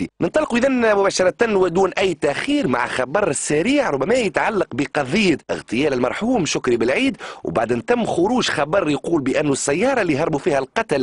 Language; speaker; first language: Arabic; native; Arabic